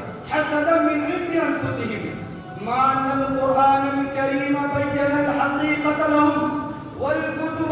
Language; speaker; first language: Arabic; non-native, learner; Urdu